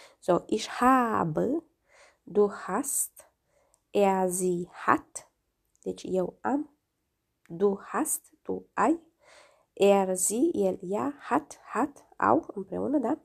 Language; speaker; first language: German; non-native, fluent; Romanian